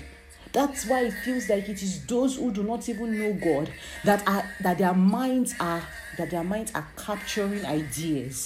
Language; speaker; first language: English; non-native, local second language; Yoruba